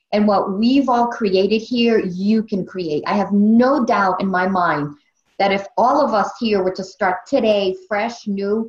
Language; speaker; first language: English; native; English